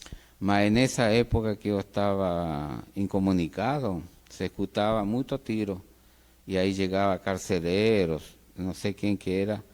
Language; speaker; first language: Portuguese; non-native, fluent; Spanish